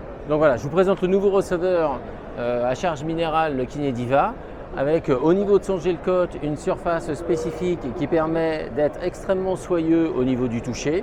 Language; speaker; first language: French; native; French